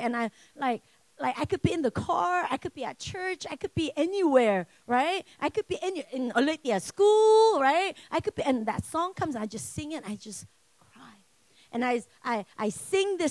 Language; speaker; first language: English; native; English